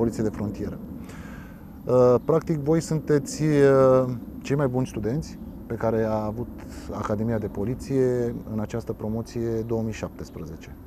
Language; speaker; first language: Romanian; native; Romanian